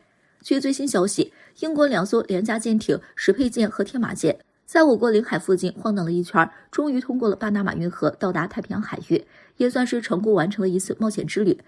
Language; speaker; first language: Chinese; native; Chinese